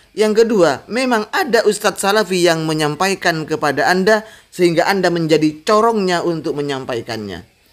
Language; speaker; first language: Indonesian; non-native, local second language; Madurese